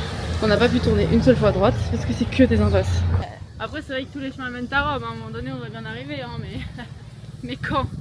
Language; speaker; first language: French; native; French